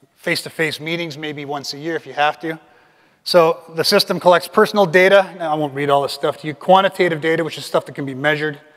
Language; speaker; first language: English; native; English